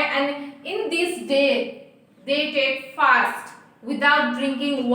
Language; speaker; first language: English; non-native, local second language; Nepali